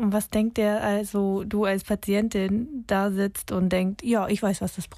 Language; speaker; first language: German; non-native, fluent; English